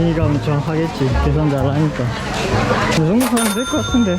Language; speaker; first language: Korean; native; Korean